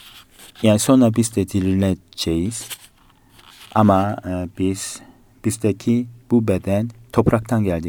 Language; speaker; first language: Turkish; non-native, fluent; Korean